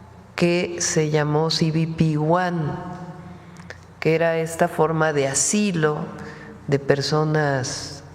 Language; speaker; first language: Spanish; native; Spanish